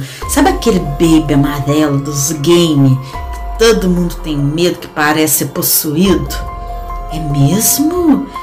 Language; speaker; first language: Portuguese; native; Portuguese